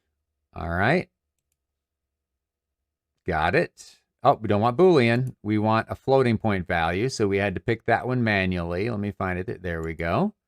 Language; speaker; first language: English; native; English